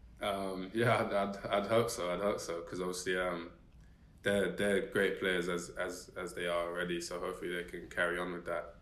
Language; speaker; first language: English; native; English